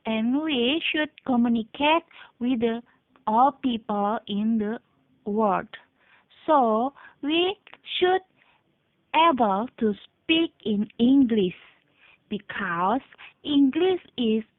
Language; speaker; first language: English; non-native, fluent; Indonesian